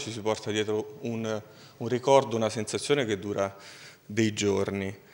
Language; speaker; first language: Italian; native; Italian